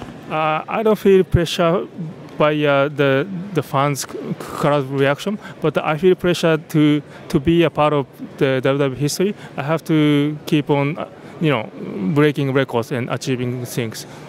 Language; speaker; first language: English; non-native, fluent; Japanese